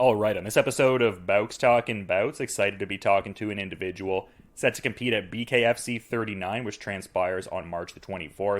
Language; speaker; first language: English; native; English